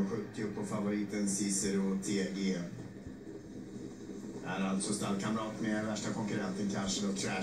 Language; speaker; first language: Swedish; native; Swedish